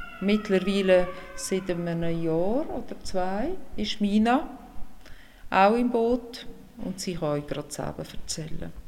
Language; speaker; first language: German; native; German